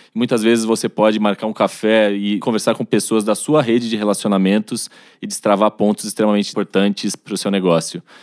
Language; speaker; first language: Portuguese; native; Portuguese